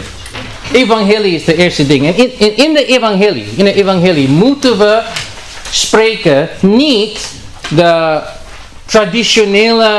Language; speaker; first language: Dutch; non-native, learner; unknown